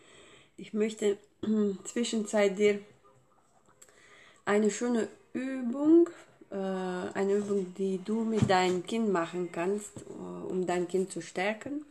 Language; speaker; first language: German; non-native, fluent; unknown